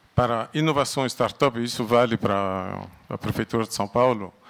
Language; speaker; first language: Portuguese; non-native, fluent; Arabic